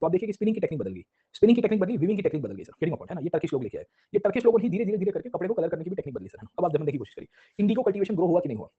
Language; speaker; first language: Hindi; non-native, local second language; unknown